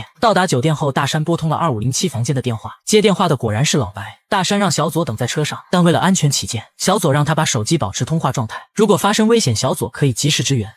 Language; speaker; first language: Chinese; native; Chinese